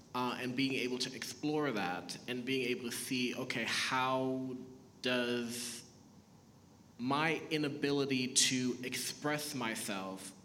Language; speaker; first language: English; early bilingual, other home language; Haitian Creole